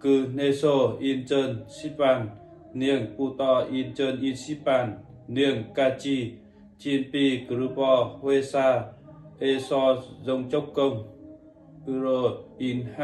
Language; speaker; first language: Korean; non-native, learner; Vietnamese